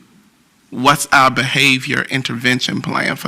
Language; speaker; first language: English; native; English